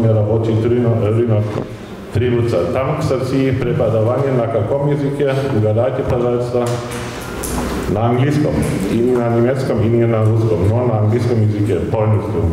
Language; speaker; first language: Russian; non-native, fluent; German